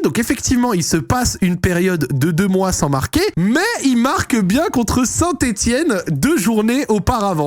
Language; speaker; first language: French; native; French